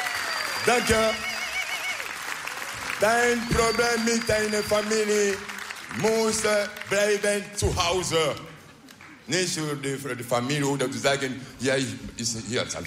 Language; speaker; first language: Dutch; non-native, learner; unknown